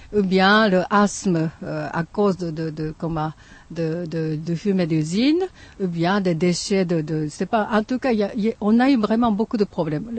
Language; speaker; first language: French; non-native, fluent; Japanese